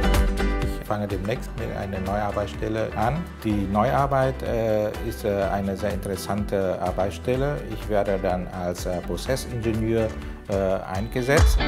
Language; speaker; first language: German; non-native, fluent; Vietnamese